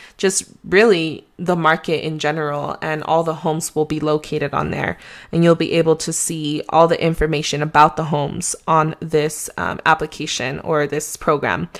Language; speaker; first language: English; non-native, fluent; Spanish